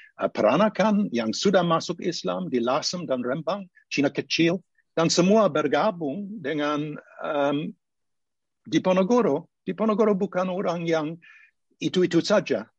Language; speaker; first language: Indonesian; non-native, fluent; English